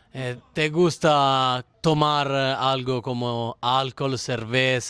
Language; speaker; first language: Spanish; non-native, learner; Italian